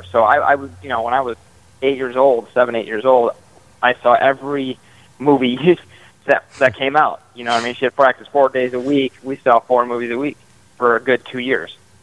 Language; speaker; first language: English; native; English